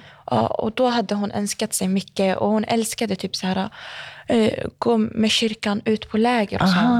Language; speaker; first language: Swedish; early bilingual, other home language; Arabic